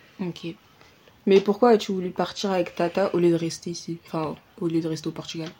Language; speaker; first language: French; early bilingual, other home language; Portuguese